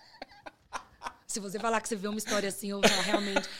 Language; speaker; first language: Portuguese; native; Portuguese